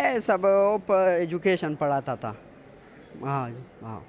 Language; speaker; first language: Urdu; non-native, local second language; Pashto